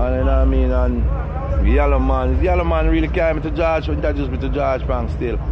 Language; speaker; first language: English; non-native, local second language; Jamaican Creole English